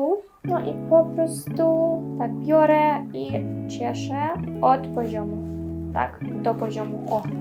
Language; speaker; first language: Polish; non-native, learner; Russian